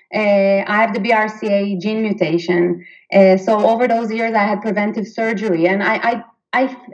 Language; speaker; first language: English; non-native, fluent; Hebrew